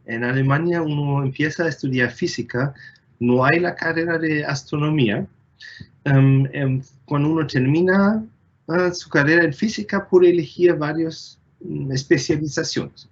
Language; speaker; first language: Spanish; non-native, fluent; German